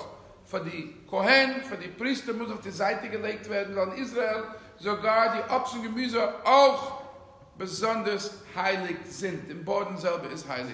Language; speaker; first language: German; non-native, fluent; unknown